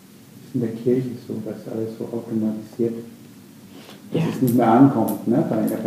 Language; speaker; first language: German; native; German